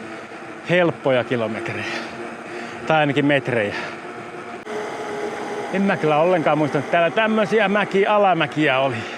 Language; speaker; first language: Finnish; native; Finnish